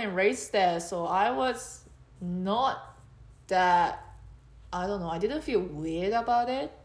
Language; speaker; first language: English; non-native, fluent; Japanese